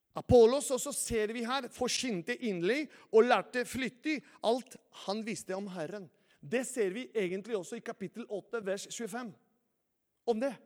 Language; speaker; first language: Norwegian; non-native, fluent; Spanish